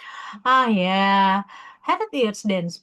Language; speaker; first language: German; non-native, fluent; Indonesian